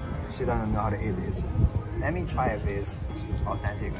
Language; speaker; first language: English; non-native, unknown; Chinese